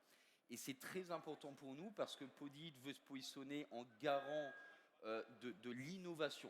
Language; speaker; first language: French; native; French